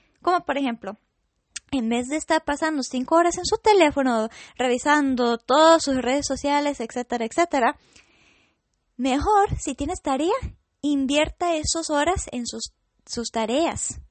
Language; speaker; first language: Spanish; non-native, fluent; English